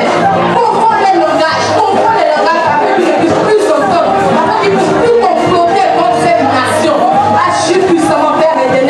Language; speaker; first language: French; non-native, local second language; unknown